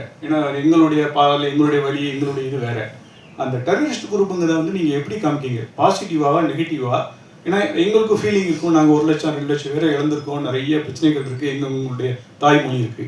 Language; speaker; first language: Tamil; native; Tamil